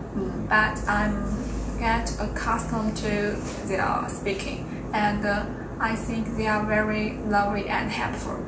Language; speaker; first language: English; non-native, learner; Chinese